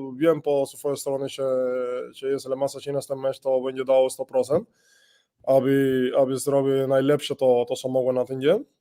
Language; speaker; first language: Polish; non-native, learner; Spanish